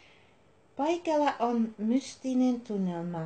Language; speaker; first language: Finnish; non-native, learner; Dutch